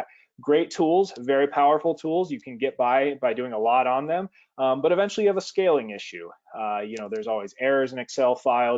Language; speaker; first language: English; native; English